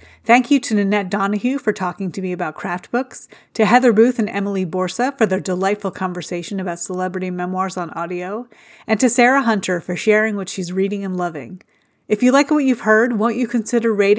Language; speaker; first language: English; native; English